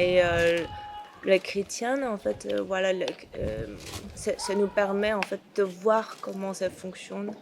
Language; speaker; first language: French; non-native, fluent; Chinese